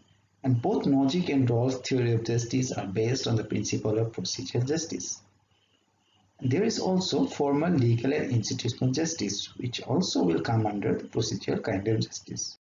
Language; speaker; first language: English; non-native, local second language; Assamese